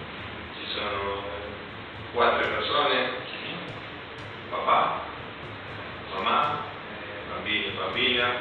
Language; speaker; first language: Italian; non-native, learner; Spanish